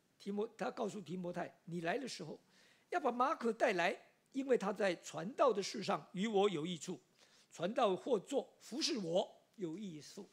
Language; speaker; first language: Chinese; native; Chinese